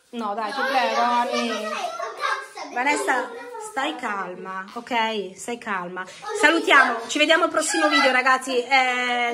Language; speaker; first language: Italian; native; Italian